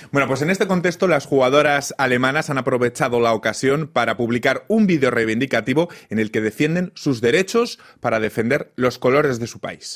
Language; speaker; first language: Spanish; native; Spanish